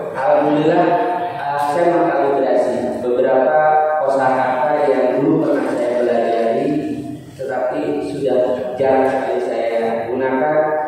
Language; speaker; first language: Indonesian; native; Indonesian